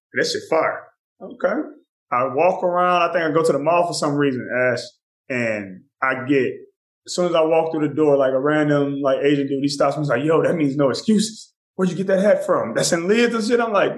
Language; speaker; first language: English; native; English